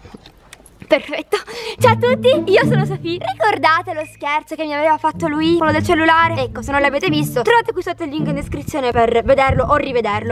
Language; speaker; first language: Italian; native; Italian